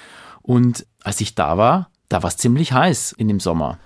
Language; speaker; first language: German; native; German